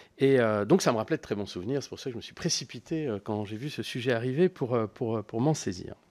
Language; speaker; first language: French; native; French